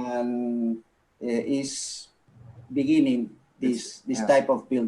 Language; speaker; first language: English; non-native, local second language; Catalan